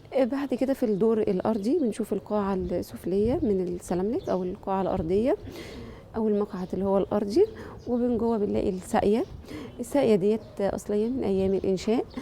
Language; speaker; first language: Egyptian Arabic; native; Egyptian Arabic